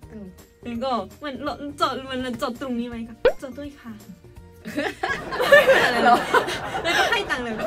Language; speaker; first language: Thai; non-native, learner; Korean